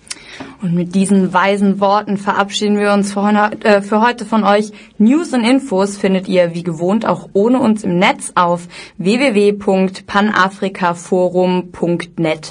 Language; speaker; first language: German; native; German